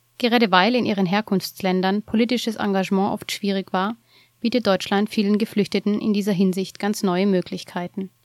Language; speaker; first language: German; native; German